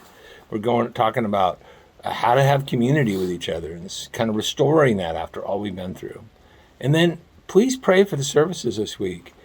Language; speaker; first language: English; native; English